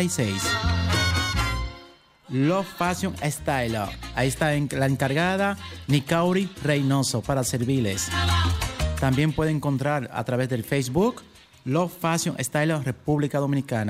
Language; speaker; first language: Spanish; native; Spanish